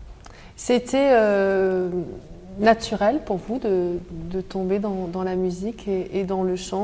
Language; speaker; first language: French; native; French